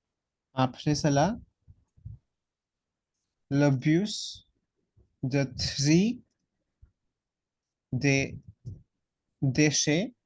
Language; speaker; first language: French; non-native, fluent; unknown